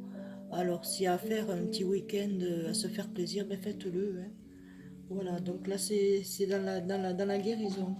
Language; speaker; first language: French; native; French